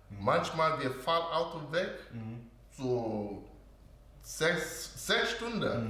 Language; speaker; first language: German; non-native, learner; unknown